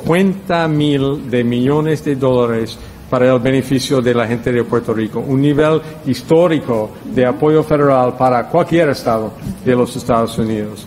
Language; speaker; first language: Spanish; non-native, fluent; English